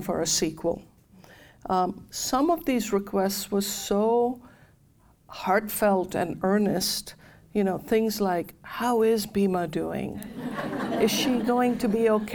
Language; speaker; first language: English; non-native, local second language; Gujarati